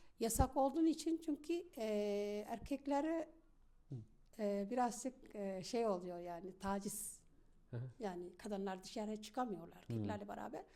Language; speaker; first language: Turkish; non-native, learner; Arabic